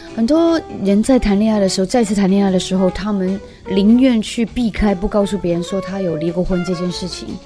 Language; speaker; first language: Chinese; non-native, fluent; Cantonese